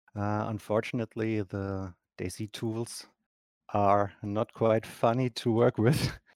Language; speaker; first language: English; non-native, fluent; German